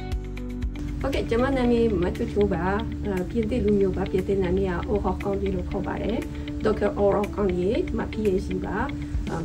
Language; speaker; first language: Burmese; non-native, fluent; French